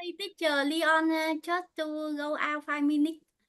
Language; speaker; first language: English; non-native, learner; Vietnamese